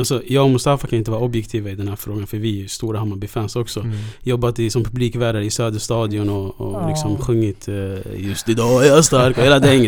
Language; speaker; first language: Swedish; native; Swedish